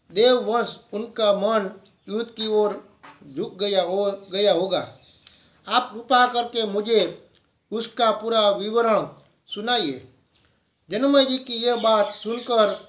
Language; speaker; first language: Hindi; non-native, local second language; Gujarati